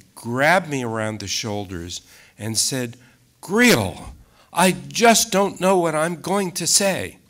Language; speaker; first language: English; native; English